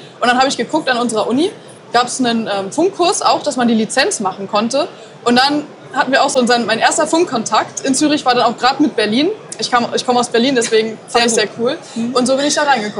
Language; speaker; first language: German; native; German